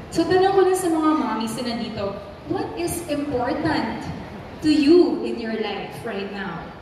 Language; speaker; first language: English; non-native, local second language; Filipino